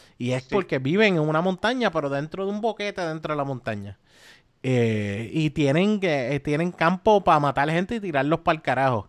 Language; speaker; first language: Spanish; native; Spanish